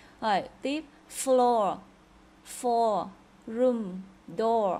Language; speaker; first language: English; non-native, fluent; Vietnamese